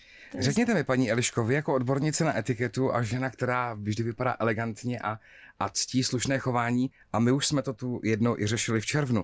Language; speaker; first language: Czech; native; Czech